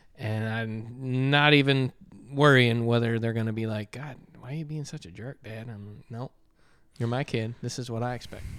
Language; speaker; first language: English; native; English